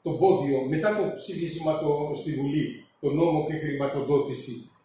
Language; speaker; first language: Greek; non-native, fluent; Urdu